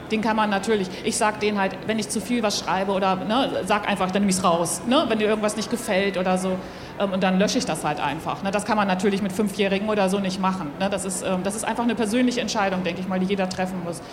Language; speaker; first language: German; native; German